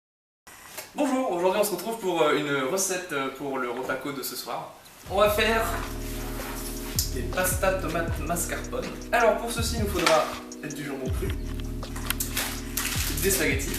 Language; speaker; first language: French; native; French